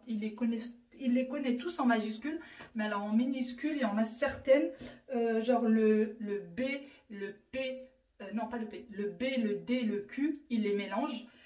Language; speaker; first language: French; native; French